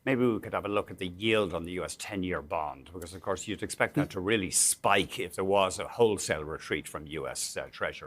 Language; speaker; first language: English; native; English